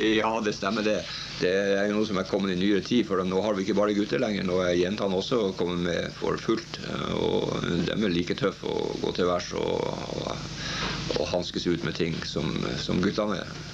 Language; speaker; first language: Norwegian; native; Norwegian